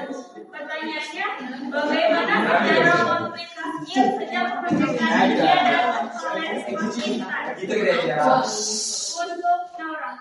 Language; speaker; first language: Indonesian; native; Indonesian